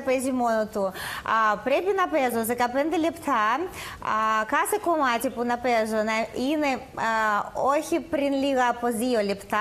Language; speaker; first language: Greek; non-native, learner; Russian